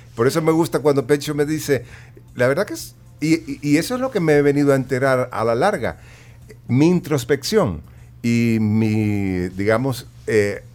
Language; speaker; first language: Spanish; native; Spanish